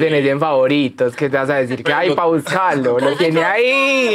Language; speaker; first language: Spanish; native; Spanish